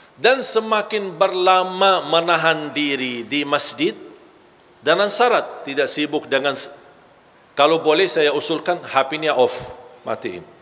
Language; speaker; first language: Malay; non-native, fluent; Arabic